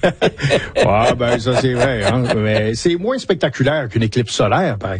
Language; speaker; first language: French; native; French